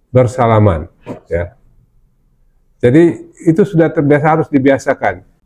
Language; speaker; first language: Indonesian; non-native, local second language; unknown